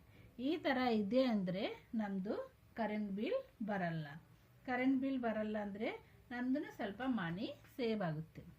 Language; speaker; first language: Kannada; non-native, local second language; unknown